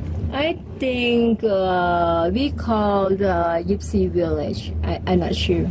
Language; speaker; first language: English; non-native, learner; Thai